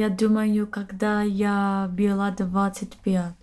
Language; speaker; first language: Russian; non-native, learner; English